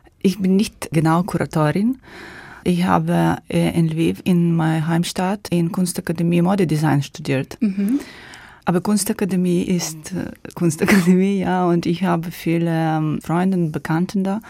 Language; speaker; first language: German; non-native, learner; Ukrainian